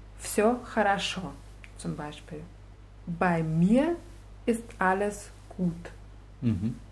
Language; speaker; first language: German; non-native, fluent; Russian